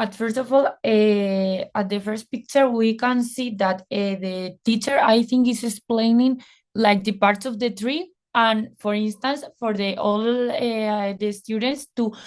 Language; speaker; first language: English; non-native, fluent; Spanish